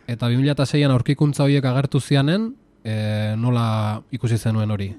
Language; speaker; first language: Basque; native; Basque